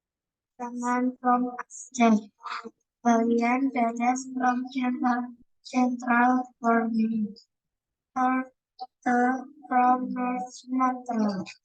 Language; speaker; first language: English; non-native, learner; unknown